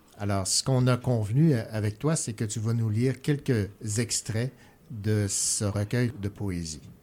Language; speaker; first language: French; native; French